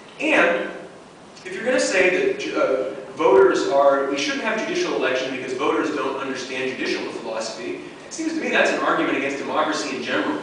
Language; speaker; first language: English; native; English